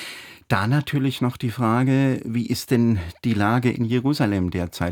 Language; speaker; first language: German; native; German